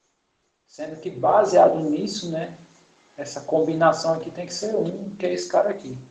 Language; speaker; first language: Portuguese; native; Portuguese